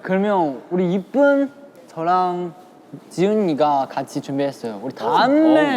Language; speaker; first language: Korean; non-native, learner; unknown